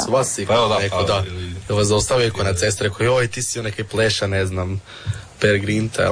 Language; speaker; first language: Serbian; native; Serbian